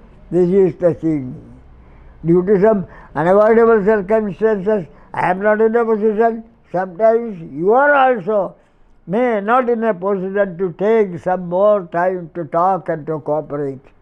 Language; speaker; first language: English; non-native, local second language; Malayalam